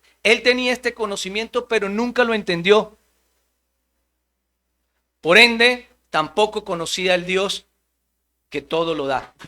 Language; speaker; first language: Spanish; native; Spanish